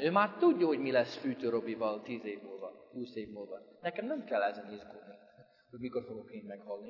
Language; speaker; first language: Hungarian; non-native, fluent; English